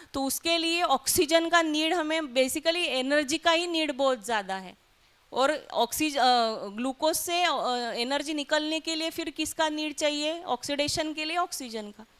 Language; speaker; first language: Hindi; non-native, local second language; Marathi